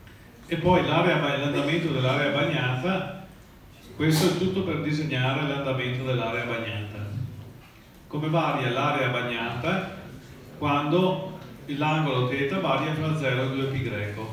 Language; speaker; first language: Italian; native; Italian